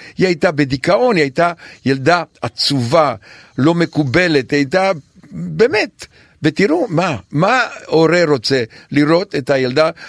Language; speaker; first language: Hebrew; non-native, fluent; Romanian